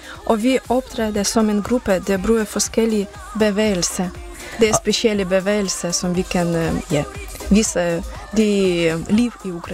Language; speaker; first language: Danish; non-native, learner; Ukrainian